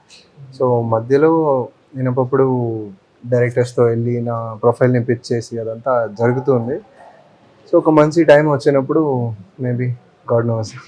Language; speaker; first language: Telugu; non-native, fluent; Tamil